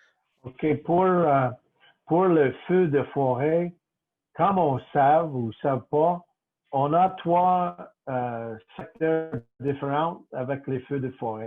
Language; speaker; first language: French; non-native, local second language; English